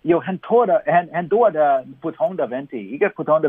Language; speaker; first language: Chinese; non-native, fluent; English